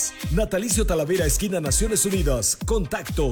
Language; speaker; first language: Spanish; native; Spanish